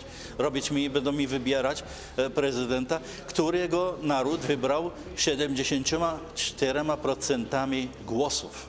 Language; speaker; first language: Polish; non-native, fluent; Arabic